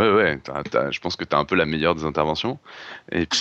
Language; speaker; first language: French; native; French